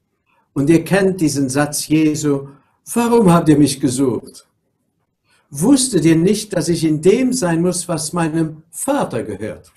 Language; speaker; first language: German; non-native, local second language; Luxembourgish